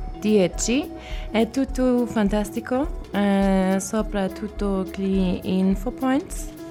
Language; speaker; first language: Italian; non-native, learner; German